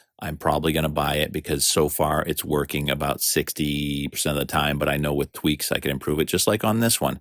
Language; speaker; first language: English; native; English